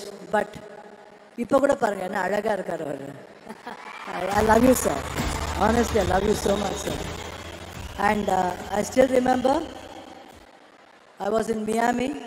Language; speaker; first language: Tamil; non-native, fluent; Kannada